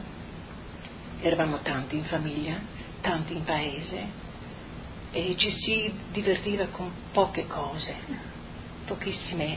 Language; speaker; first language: Italian; native; Italian